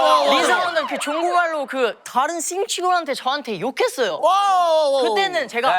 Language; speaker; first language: Korean; non-native, learner; Chinese